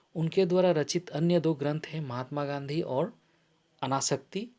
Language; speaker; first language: Hindi; non-native, local second language; Assamese